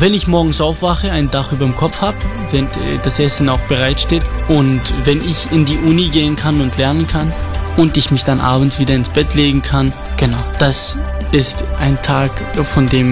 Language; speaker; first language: German; non-native, fluent; Kurdish